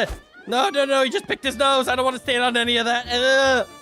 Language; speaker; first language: English; native; English